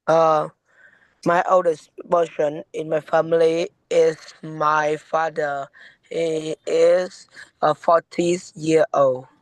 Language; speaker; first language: English; non-native, learner; Vietnamese